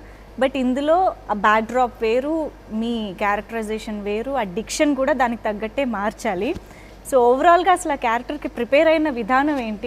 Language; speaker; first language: Telugu; native; Telugu